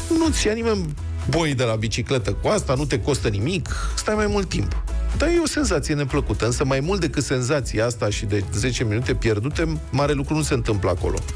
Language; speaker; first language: Romanian; native; Romanian